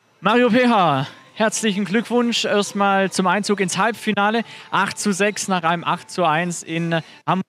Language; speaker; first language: German; native; German